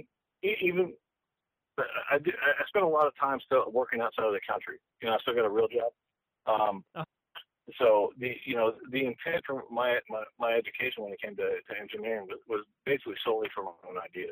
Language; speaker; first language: English; native; English